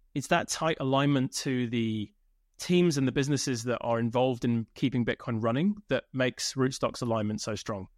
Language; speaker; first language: English; native; English